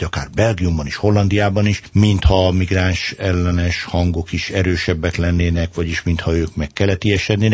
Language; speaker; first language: Hungarian; native; Hungarian